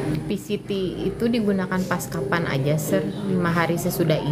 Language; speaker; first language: Indonesian; native; Indonesian